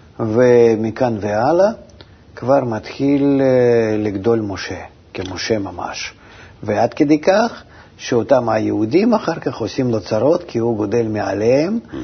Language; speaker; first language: Hebrew; non-native, fluent; Russian